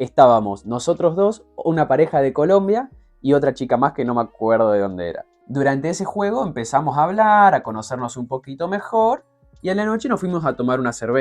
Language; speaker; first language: Spanish; native; Spanish